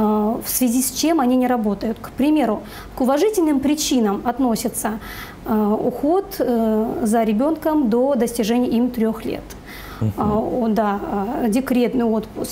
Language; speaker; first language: Russian; native; Russian